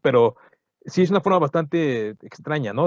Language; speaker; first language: Spanish; native; Spanish